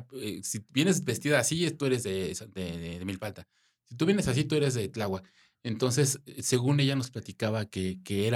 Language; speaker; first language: Spanish; native; Spanish